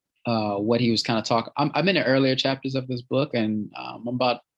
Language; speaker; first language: English; native; English